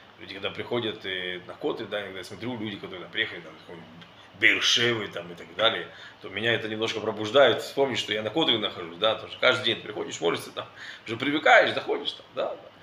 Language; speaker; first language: Russian; early bilingual, heritage; Russian